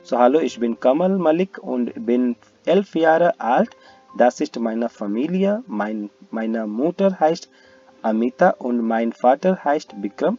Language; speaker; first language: German; non-native, learner; Hindi